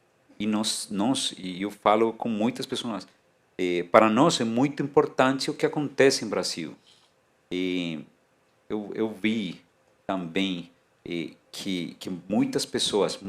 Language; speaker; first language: Portuguese; non-native, fluent; Spanish